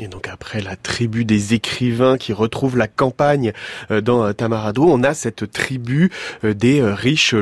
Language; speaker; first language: French; native; French